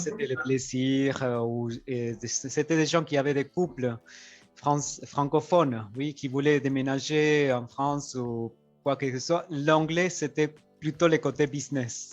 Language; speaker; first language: French; non-native, fluent; Spanish